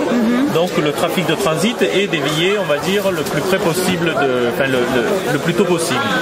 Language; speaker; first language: French; native; French